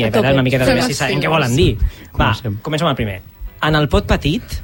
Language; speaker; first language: Catalan; native; Catalan